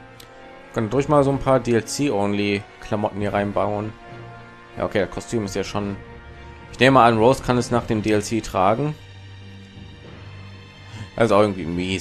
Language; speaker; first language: German; native; German